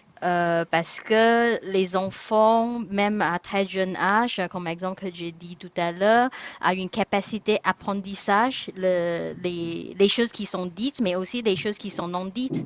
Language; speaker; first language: French; non-native, fluent; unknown